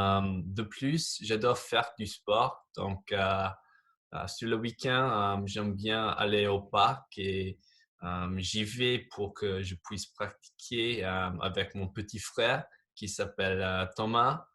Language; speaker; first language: French; non-native, fluent; English